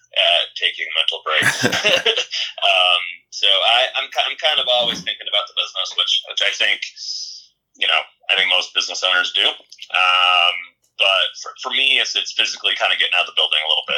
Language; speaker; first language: English; native; English